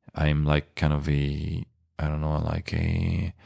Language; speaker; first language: English; non-native, fluent; French